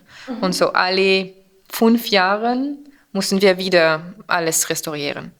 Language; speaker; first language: German; non-native, fluent; French